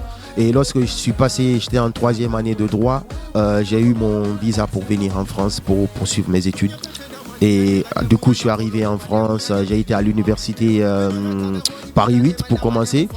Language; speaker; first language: French; non-native, local second language; Fula